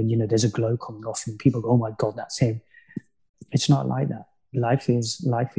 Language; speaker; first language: English; native; English